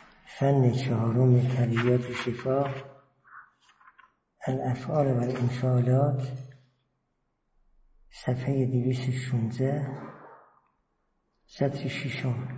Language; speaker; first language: Persian; native; Persian